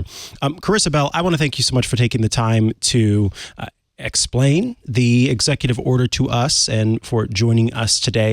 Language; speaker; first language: English; native; English